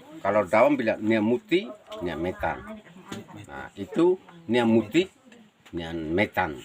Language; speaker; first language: Indonesian; non-native, local second language; Tetum